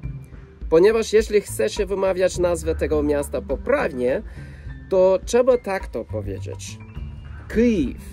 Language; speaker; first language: Polish; non-native, fluent; English